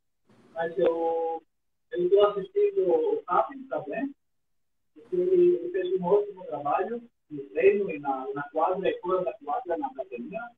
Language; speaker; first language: Portuguese; non-native, learner; Greek